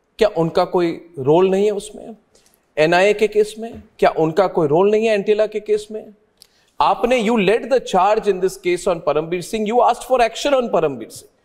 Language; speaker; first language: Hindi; native; Hindi